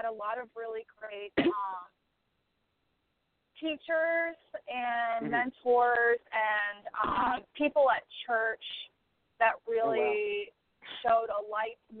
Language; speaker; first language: English; native; English